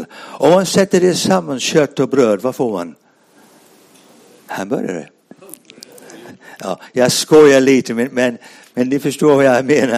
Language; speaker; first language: Swedish; non-native, fluent; English